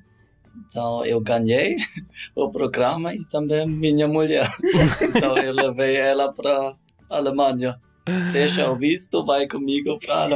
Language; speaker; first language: Portuguese; non-native, learner; German